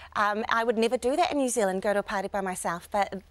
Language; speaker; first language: English; native; English